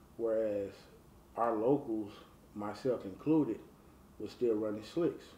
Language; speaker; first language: English; native; English